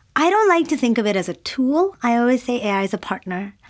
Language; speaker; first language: English; non-native, local second language; Urdu